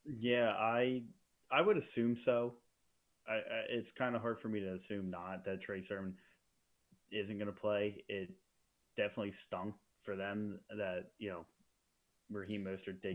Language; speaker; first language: English; native; English